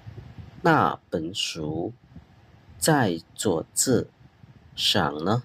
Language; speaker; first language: Chinese; non-native, fluent; Khmer